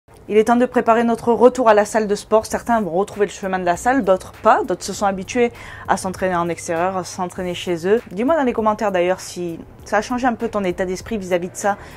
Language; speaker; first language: French; native; French